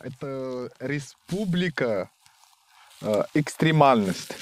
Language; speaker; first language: Russian; non-native, learner; Arabic